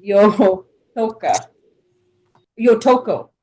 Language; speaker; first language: Spanish; non-native, learner; English